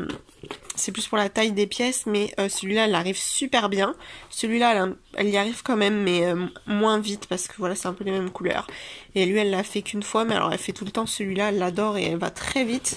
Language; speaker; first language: French; native; French